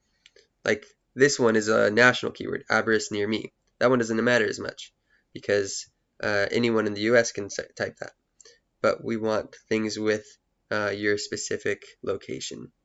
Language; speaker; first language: English; native; English